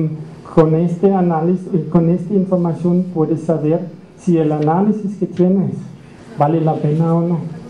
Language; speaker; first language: Spanish; non-native, fluent; German